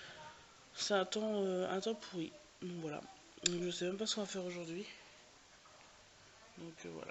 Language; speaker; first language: French; native; French